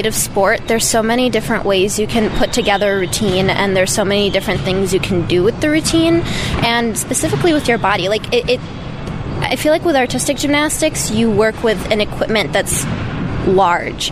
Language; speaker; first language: English; early bilingual, other home language; Russian